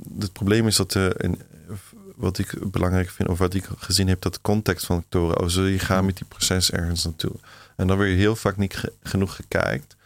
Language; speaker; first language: Dutch; non-native, fluent; German